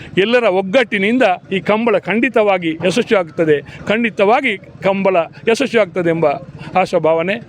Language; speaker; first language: Kannada; non-native, local second language; Tulu